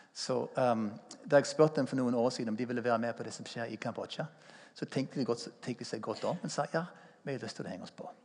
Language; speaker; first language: Norwegian; non-native, fluent; English